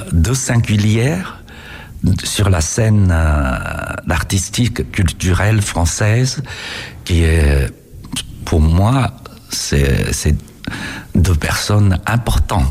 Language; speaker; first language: French; non-native, fluent; Chinese